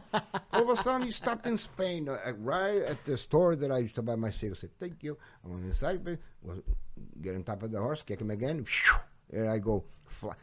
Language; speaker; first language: English; non-native, fluent; Portuguese